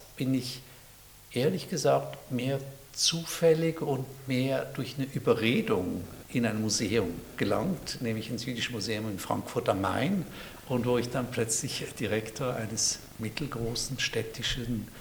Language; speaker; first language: German; native; German